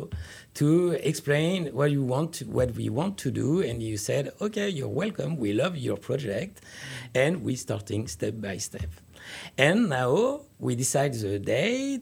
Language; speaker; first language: English; non-native, learner; French